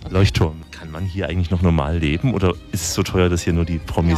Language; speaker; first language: German; native; German